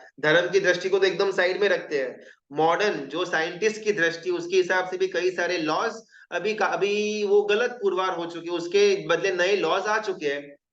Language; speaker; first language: Hindi; non-native, local second language; Gujarati